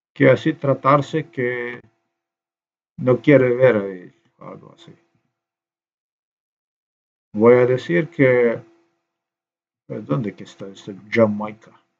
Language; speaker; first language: Spanish; non-native, learner; Slovenian